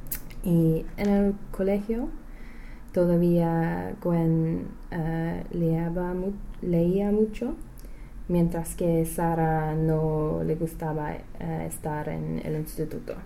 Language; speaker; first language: Spanish; non-native, learner; English